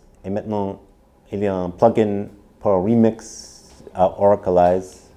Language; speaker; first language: French; non-native, learner; English